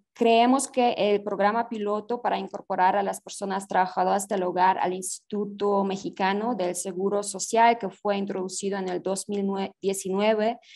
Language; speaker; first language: Spanish; non-native, fluent; German